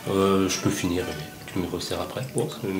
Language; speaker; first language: French; native; French